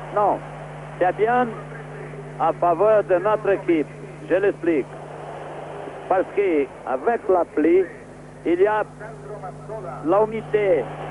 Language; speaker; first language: French; non-native, fluent; Portuguese